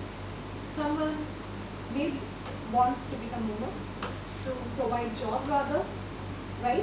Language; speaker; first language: English; non-native, local second language; Hindi